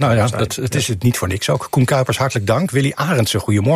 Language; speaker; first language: Dutch; native; Dutch